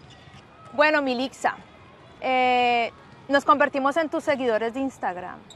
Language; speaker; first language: Spanish; native; Spanish